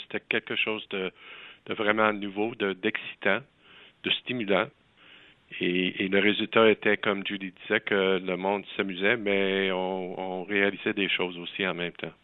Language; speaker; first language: French; native; French